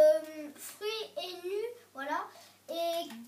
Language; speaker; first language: French; non-native, learner; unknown